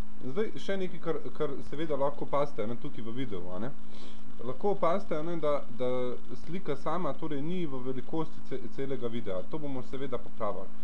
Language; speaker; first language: Slovenian; early bilingual, other home language; Bosnian